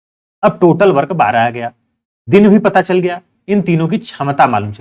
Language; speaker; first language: Hindi; native; Hindi